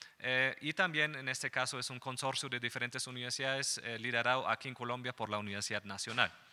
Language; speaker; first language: Spanish; non-native, fluent; German